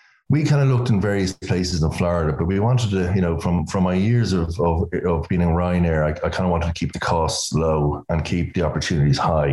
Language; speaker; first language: English; native; English